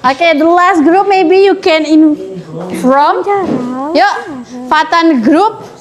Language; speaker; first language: English; non-native, learner; Indonesian